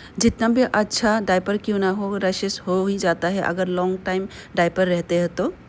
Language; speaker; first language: Hindi; non-native, local second language; Bangla